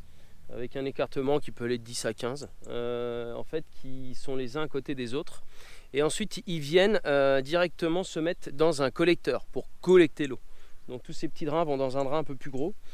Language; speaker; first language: French; native; French